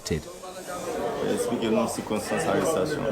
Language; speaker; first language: French; non-native, local second language; Haitian Creole